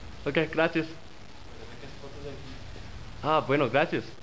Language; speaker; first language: Spanish; non-native, learner; English